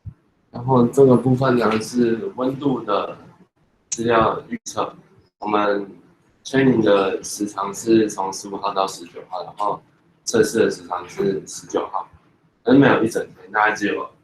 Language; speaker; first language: Chinese; native; Chinese